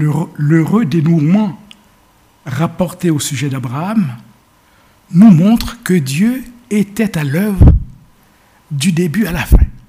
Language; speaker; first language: French; native; French